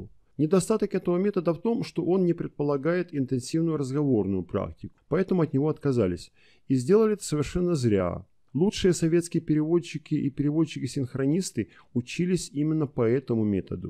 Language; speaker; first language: Russian; native; Russian